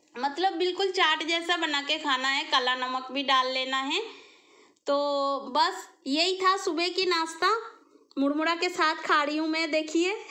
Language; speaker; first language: Hindi; non-native, local second language; Bangla